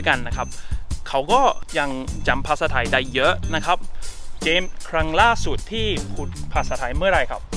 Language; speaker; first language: Thai; non-native, fluent; English